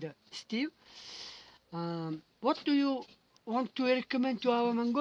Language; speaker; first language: English; non-native, learner; Mongolian